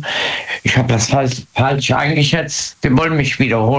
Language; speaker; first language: German; native; German